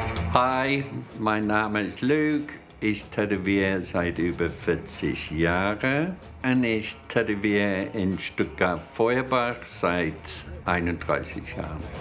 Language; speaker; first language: German; non-native, fluent; English